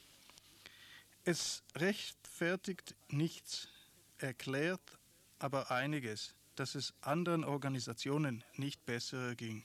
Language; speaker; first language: German; non-native, fluent; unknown